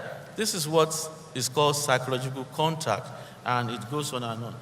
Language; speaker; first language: English; non-native, local second language; Yoruba